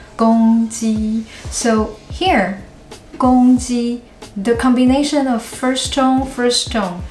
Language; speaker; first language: English; non-native, fluent; Chinese